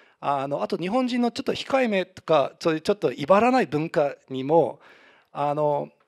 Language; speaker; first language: Japanese; non-native, fluent; English